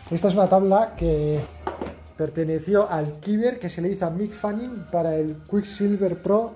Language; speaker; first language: Spanish; native; Spanish